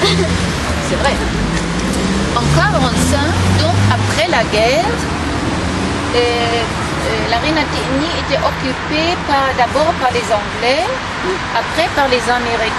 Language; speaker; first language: French; non-native, fluent; German